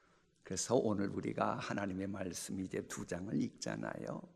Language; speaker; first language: Korean; native; Korean